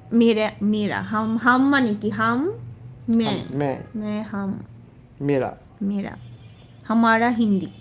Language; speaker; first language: Hindi; non-native, learner; Bangla